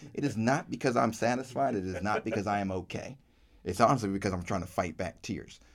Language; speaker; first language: English; native; English